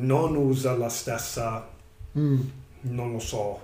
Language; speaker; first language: Italian; non-native, learner; English